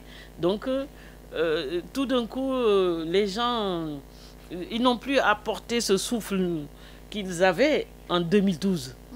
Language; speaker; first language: French; non-native, local second language; Wolof